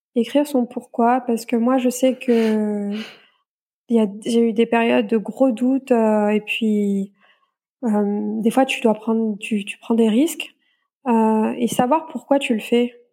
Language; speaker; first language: French; native; French